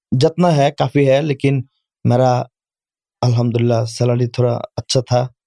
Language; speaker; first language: Urdu; non-native, learner; Bangla